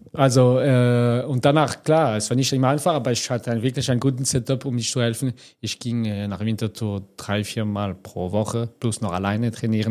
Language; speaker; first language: German; non-native, fluent; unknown